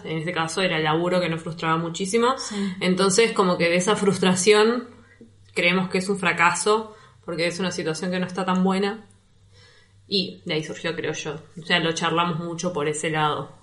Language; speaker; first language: Spanish; native; Spanish